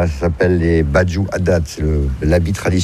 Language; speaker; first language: French; native; French